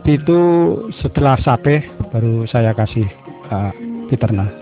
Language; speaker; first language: Indonesian; non-native, local second language; Javanese